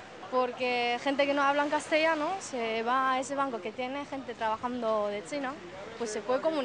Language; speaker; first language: Spanish; non-native, fluent; Chinese